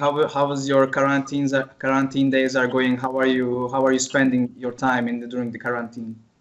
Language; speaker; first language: English; non-native, fluent; Turkish